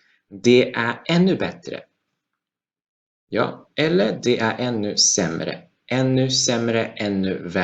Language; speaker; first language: Swedish; non-native, fluent; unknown